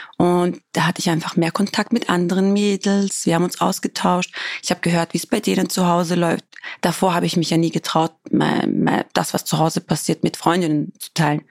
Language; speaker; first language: German; early bilingual, other home language; Albanian